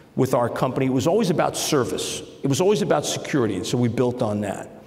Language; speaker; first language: English; native; English